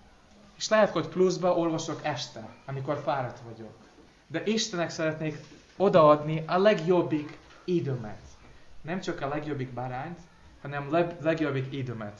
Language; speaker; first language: Hungarian; non-native, fluent; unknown